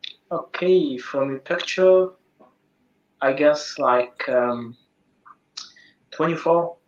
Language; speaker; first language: English; non-native, fluent; Arabic